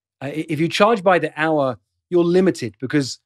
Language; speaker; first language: English; native; English